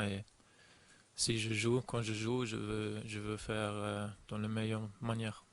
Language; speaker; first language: French; non-native, learner; German